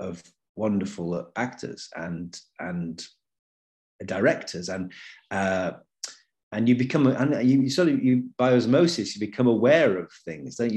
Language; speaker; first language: English; native; English